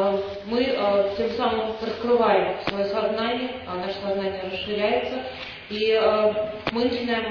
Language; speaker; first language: Russian; native; Russian